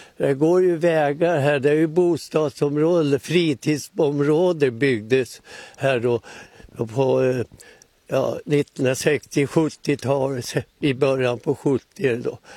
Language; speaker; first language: Swedish; native; Swedish